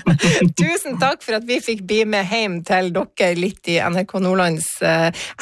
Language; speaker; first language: Norwegian; native; Norwegian